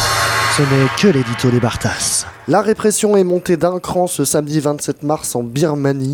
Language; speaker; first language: French; native; French